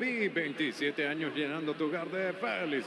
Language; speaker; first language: Spanish; native; Spanish